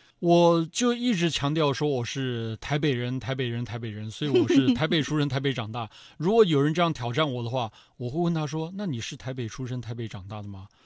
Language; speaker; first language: Chinese; native; Chinese